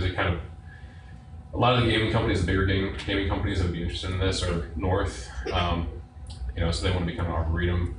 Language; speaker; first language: English; native; English